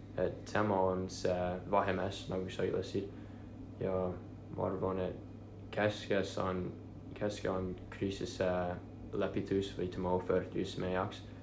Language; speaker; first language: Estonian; non-native, fluent; English